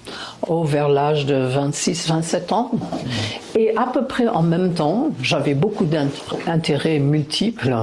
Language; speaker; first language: French; non-native, fluent; English